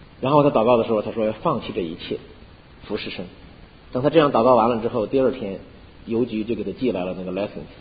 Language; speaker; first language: Chinese; native; Chinese